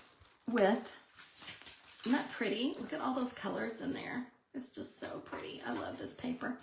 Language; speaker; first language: English; native; English